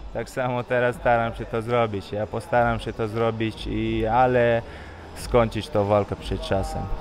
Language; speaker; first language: Polish; non-native, fluent; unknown